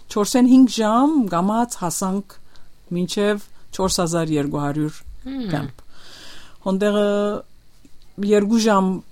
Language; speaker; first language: Armenian; early bilingual, heritage; Armenian